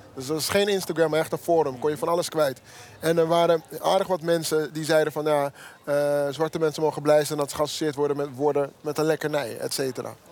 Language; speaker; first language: Dutch; early bilingual, other home language; Akan